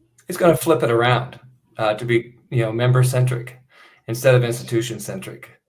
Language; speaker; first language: English; native; English